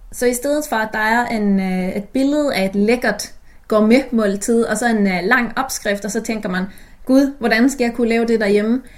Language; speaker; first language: Danish; native; Danish